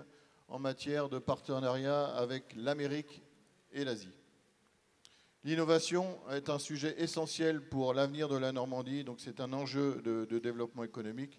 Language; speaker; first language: French; native; French